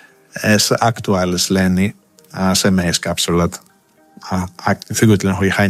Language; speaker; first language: Hungarian; non-native, learner; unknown